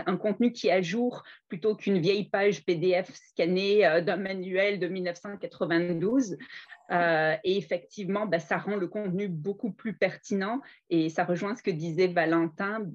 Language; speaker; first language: French; native; French